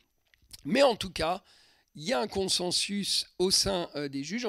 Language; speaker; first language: French; native; French